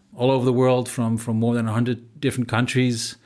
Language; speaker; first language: English; non-native, fluent; Dutch